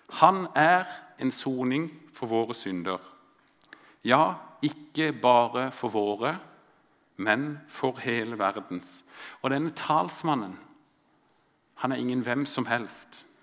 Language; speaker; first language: Norwegian; native; Norwegian